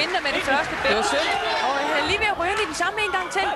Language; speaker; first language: Danish; native; Danish